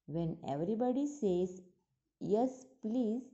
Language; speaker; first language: English; non-native, local second language; Gujarati